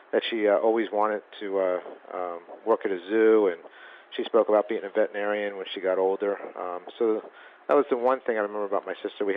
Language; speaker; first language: English; native; English